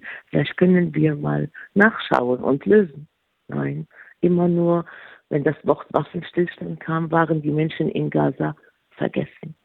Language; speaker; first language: German; non-native, fluent; Arabic